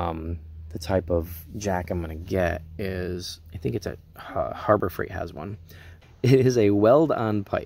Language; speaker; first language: English; native; English